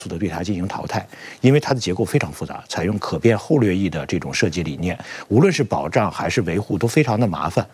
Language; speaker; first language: Chinese; native; Chinese